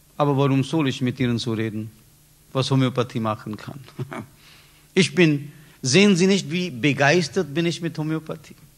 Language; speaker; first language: German; non-native, learner; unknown